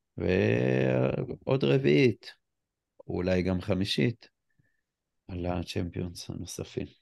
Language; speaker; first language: Hebrew; native; Hebrew